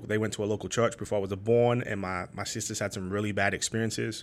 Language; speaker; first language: English; native; English